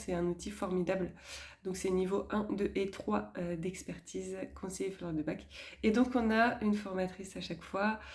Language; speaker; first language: French; native; French